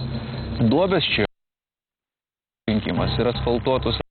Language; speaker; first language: Lithuanian; native; Lithuanian